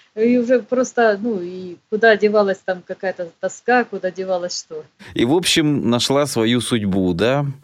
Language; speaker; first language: Russian; native; Russian